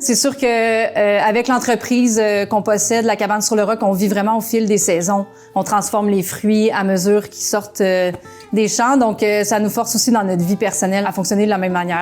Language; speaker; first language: French; native; French